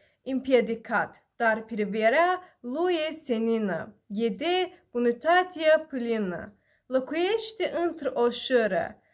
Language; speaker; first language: Romanian; non-native, learner; Azerbaijani